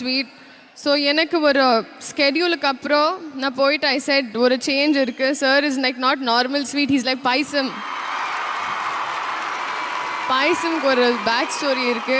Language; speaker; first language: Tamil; non-native, learner; Telugu